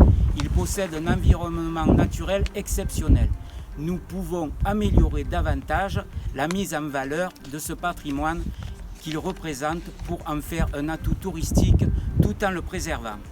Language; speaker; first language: French; native; French